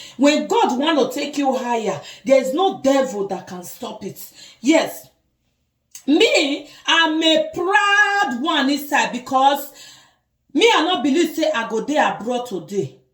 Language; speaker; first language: Nigerian Pidgin; non-native, local second language; Bini